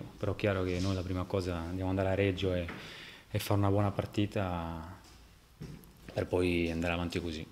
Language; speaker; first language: Italian; non-native, fluent; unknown